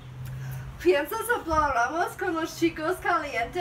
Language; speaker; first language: Spanish; non-native, learner; English